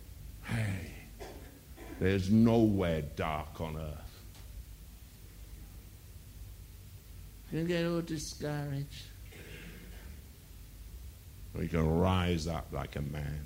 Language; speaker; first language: English; native; English